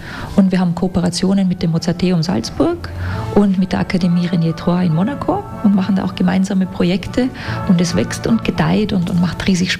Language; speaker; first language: German; native; German